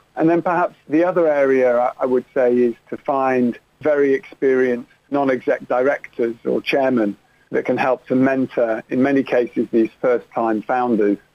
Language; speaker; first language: English; native; English